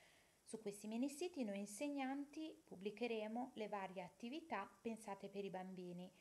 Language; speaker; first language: Italian; native; Italian